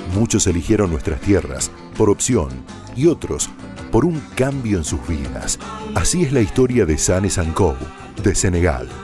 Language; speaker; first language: Spanish; native; Spanish